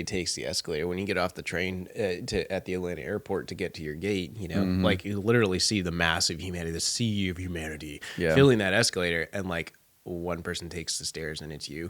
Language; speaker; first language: English; native; English